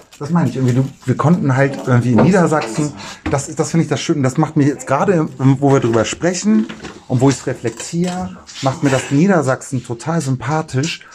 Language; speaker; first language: German; native; German